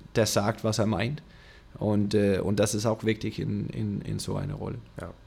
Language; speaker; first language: German; non-native, fluent; Danish